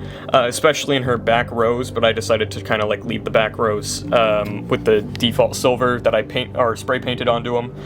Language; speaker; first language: English; native; English